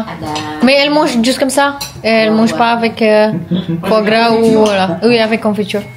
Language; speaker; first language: French; non-native, learner; Indonesian